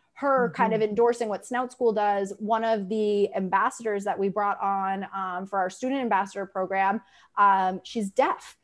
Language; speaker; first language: English; native; English